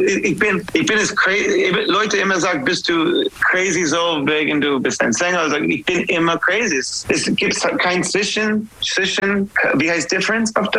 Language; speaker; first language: German; non-native, learner; English